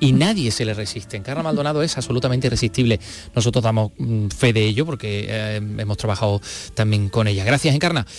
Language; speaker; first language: Spanish; native; Spanish